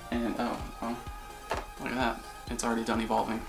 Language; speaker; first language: English; native; English